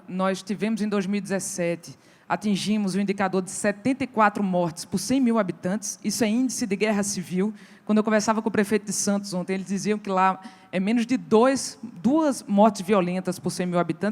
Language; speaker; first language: Portuguese; native; Portuguese